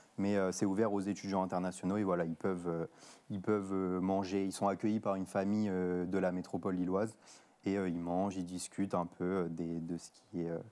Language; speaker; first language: French; native; French